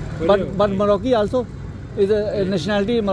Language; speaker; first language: English; non-native, learner; Spanish